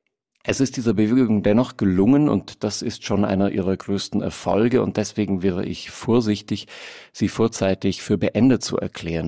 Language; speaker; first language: German; native; German